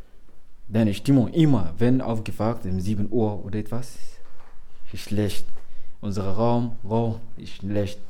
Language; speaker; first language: German; non-native, learner; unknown